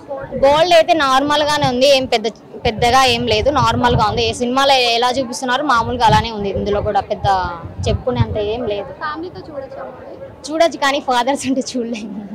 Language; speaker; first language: Telugu; native; Telugu